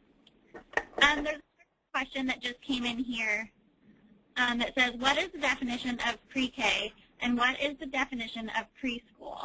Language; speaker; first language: English; native; English